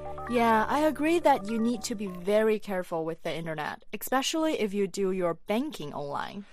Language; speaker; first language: English; non-native, fluent; Chinese